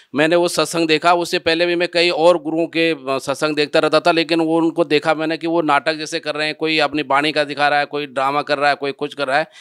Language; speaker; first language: Hindi; native; Hindi